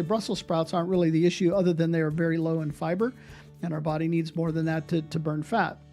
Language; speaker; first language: English; native; English